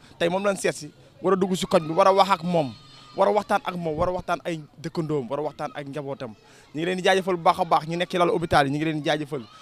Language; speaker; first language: Wolof; native; Wolof